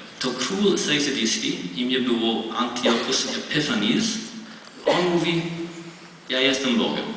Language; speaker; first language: Polish; non-native, learner; Hebrew